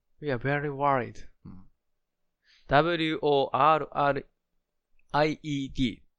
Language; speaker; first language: English; non-native, learner; Japanese